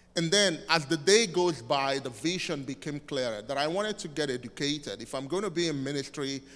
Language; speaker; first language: English; non-native, local second language; Igbo